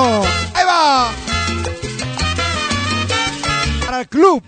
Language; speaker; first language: Spanish; native; Spanish